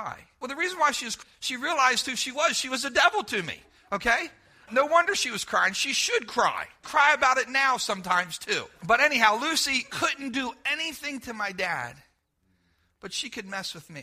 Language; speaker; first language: English; native; English